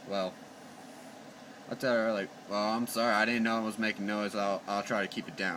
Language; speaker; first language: English; native; English